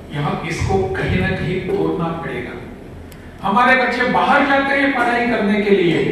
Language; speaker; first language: Hindi; non-native, local second language; Konkani